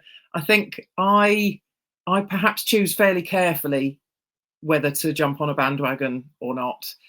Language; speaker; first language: English; native; English